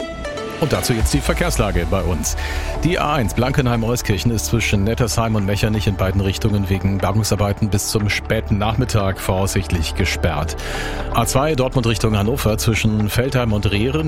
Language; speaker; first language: German; native; German